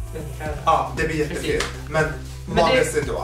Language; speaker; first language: Swedish; non-native, fluent; English